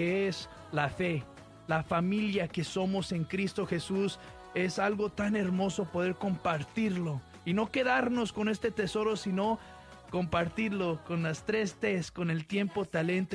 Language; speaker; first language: Spanish; early bilingual, heritage; Spanish